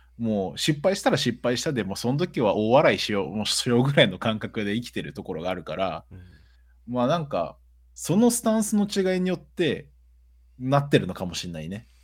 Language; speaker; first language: Japanese; early bilingual, other home language; Portuguese